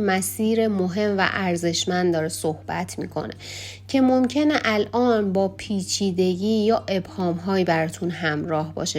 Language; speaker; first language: Persian; native; Persian